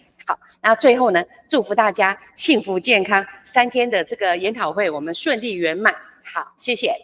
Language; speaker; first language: Chinese; native; Chinese